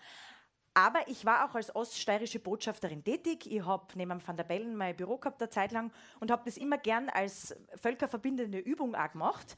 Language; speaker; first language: German; native; German